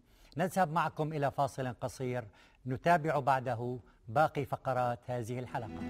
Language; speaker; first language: Arabic; native; Arabic